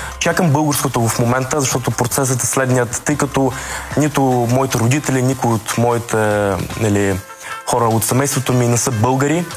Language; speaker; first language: Bulgarian; early bilingual, other home language; Russian